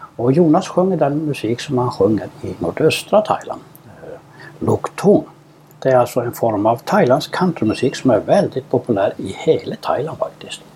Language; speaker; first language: Swedish; native; Swedish